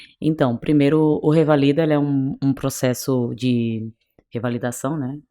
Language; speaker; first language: Portuguese; non-native, local second language; Kabuverdianu